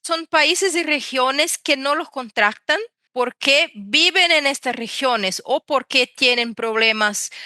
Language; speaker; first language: Spanish; non-native, fluent; Portuguese